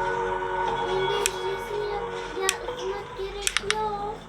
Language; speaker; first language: Turkish; native; Turkish